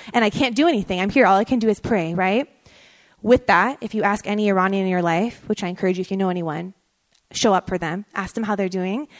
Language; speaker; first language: English; early bilingual, other home language; Persian